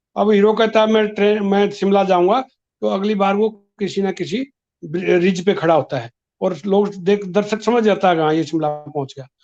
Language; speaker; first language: Hindi; native; Hindi